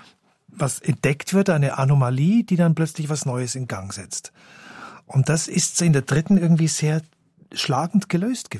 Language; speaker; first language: German; native; German